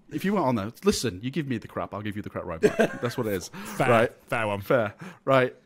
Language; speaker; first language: English; native; English